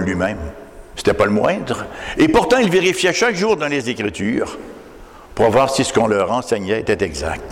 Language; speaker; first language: French; native; French